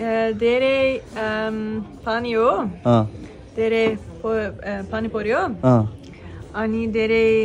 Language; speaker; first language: Nepali; non-native, learner; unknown